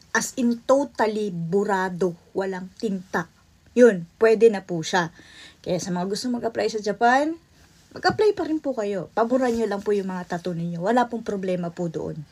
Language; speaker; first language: Filipino; native; Filipino